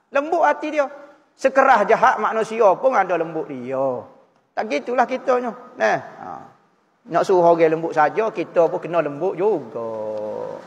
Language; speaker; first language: Malay; native; Malay